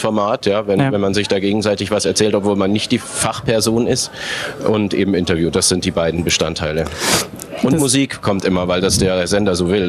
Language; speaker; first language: German; native; German